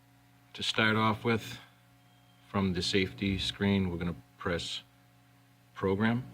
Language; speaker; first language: English; native; English